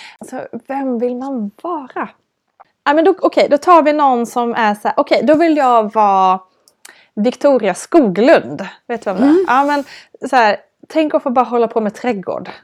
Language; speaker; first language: Swedish; native; Swedish